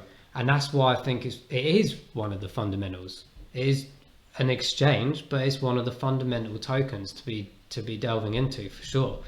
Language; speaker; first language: English; native; English